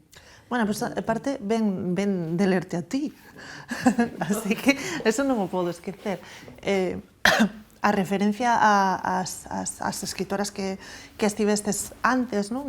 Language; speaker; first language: Galician; native; Galician